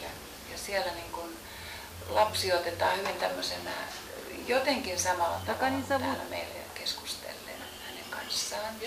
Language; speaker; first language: Finnish; native; Finnish